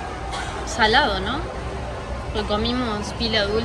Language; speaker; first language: Spanish; native; Spanish